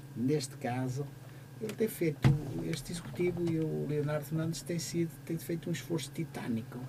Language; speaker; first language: Portuguese; native; Portuguese